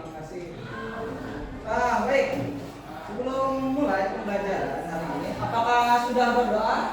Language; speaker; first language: Malay; native; Malay